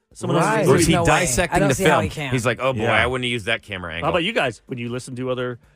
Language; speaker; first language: English; native; English